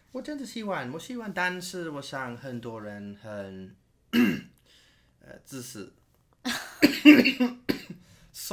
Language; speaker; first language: Chinese; non-native, learner; English